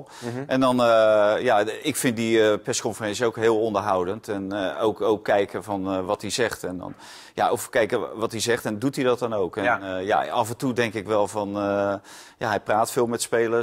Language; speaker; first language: Dutch; native; Dutch